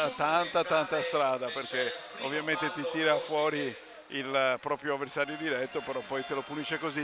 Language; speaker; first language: Italian; native; Italian